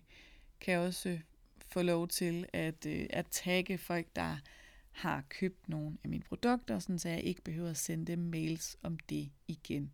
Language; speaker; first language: Danish; native; Danish